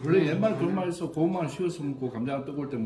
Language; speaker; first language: Korean; native; Korean